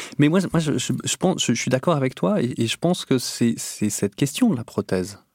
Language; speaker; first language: French; native; French